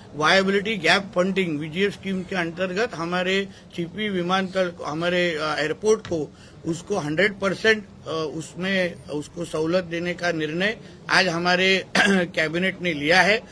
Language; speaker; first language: Hindi; non-native, local second language; Marathi